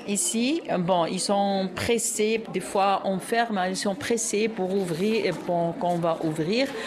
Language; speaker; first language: French; non-native, local second language; Arabic